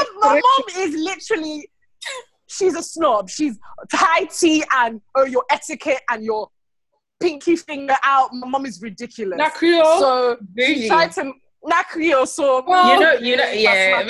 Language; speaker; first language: English; non-native, local second language; Krio